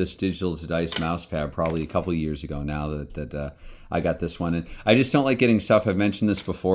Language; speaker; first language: English; native; English